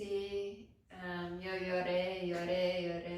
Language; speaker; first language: Spanish; non-native, learner; English